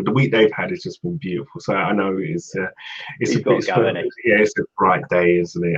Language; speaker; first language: English; native; English